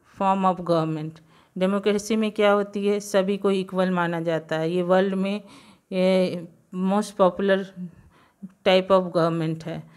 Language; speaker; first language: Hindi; non-native, local second language; Gujarati